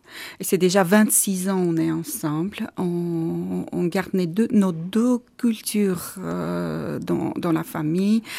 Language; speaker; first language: French; non-native, learner; Armenian